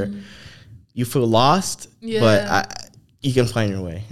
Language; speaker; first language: English; non-native, fluent; Spanish